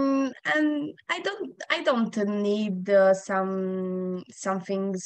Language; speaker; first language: English; non-native, learner; Italian